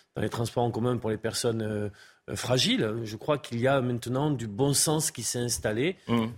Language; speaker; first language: French; native; French